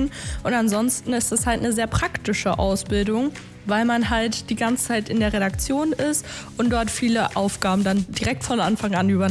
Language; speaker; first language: German; native; German